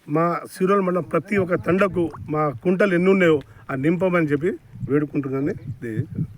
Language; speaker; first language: Telugu; non-native, local second language; Lambadi